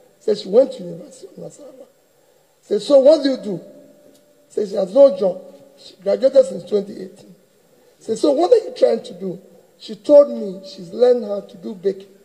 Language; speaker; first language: English; native; English